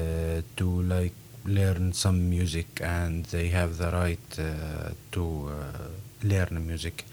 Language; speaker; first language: English; non-native, learner; Arabic